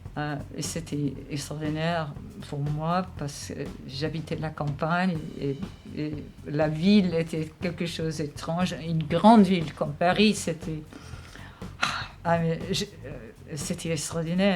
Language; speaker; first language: French; non-native, fluent; English